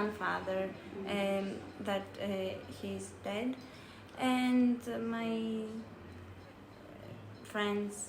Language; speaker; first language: English; non-native, learner; Greek